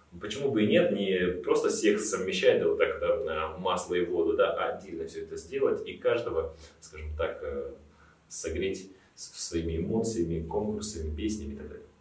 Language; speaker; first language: Russian; native; Russian